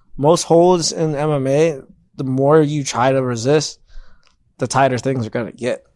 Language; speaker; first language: English; native; English